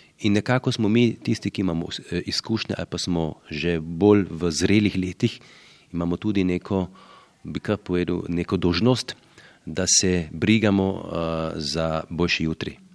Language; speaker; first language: Slovenian; native; Slovenian